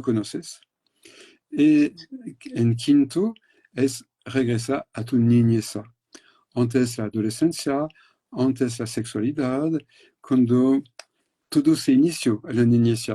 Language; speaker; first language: Spanish; non-native, fluent; French